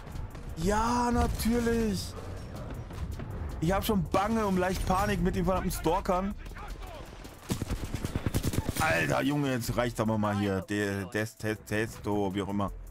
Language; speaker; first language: German; native; German